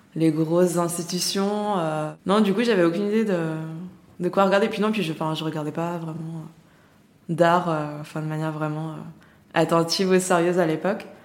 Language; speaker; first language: French; native; French